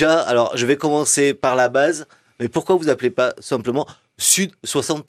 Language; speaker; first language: French; native; French